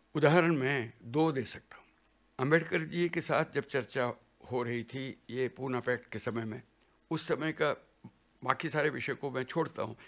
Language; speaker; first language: Hindi; non-native, local second language; Gujarati